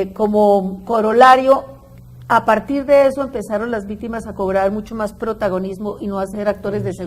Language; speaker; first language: Spanish; native; Spanish